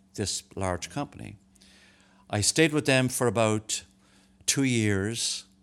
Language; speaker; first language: English; native; English